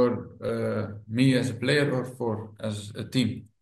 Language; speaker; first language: English; non-native, fluent; Dutch